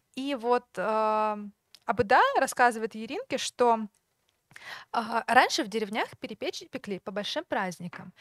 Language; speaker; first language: Russian; native; Russian